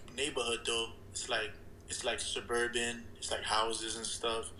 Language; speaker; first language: English; early bilingual, other home language; Haitian Creole